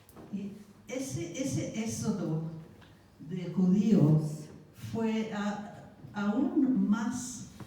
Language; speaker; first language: Spanish; non-native, fluent; English